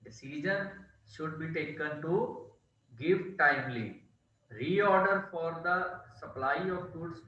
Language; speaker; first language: English; non-native, local second language; Punjabi